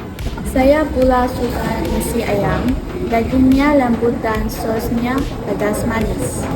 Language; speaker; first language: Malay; non-native, learner; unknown